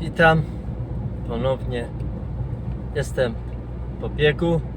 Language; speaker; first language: Polish; non-native, fluent; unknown